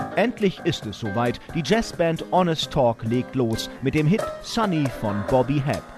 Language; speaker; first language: German; native; German